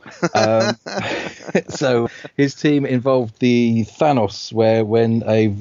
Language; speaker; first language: English; native; English